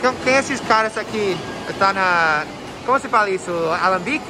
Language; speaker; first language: Portuguese; non-native, fluent; English